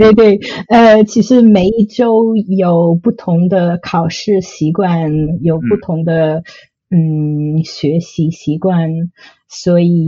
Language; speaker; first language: Chinese; non-native, fluent; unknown